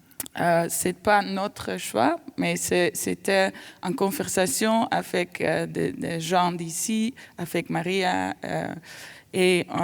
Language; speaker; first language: French; non-native, fluent; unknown